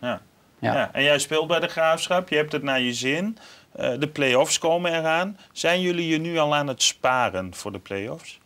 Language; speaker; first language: Dutch; native; Dutch